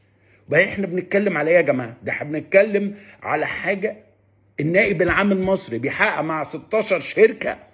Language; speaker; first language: Arabic; native; Arabic